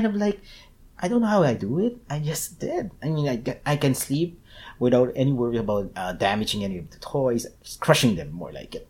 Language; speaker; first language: English; non-native, local second language; Filipino